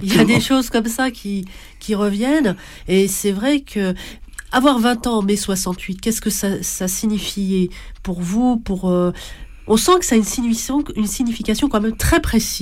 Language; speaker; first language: French; native; French